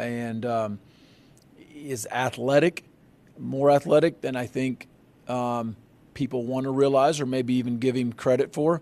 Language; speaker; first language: English; native; English